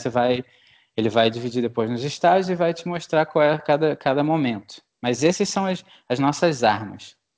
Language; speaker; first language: Portuguese; native; Portuguese